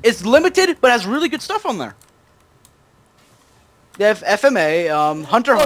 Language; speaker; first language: English; native; English